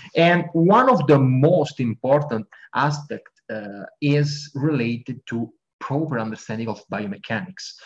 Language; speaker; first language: English; non-native, fluent; Italian